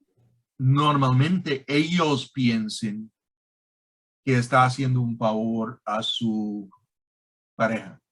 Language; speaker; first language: Spanish; non-native, fluent; English